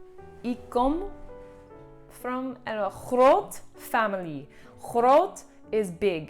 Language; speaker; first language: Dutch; non-native, learner; English